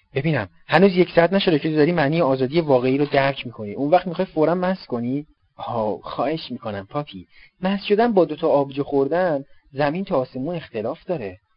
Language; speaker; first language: Persian; native; Persian